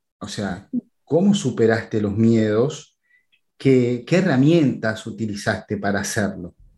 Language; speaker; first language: Spanish; native; Spanish